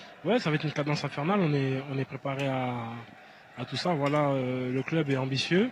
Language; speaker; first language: French; native; French